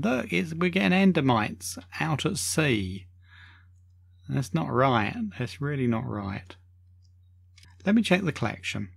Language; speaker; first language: English; native; English